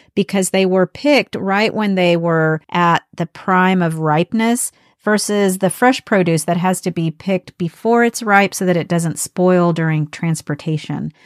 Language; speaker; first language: English; native; English